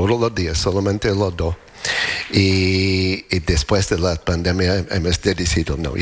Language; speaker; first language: Spanish; non-native, learner; English